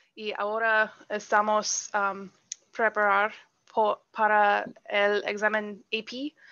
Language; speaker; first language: Spanish; non-native, learner; English